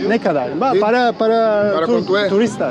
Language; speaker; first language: Portuguese; non-native, learner; Turkish